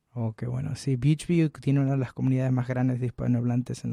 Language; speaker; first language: Spanish; native; Spanish